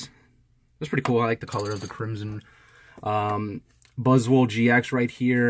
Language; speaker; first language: English; native; English